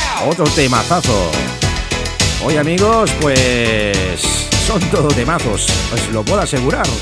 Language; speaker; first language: Spanish; native; Spanish